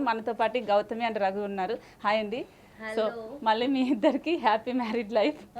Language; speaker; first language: Telugu; native; Telugu